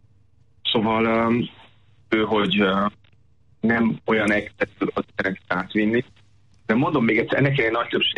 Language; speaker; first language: Hungarian; native; Hungarian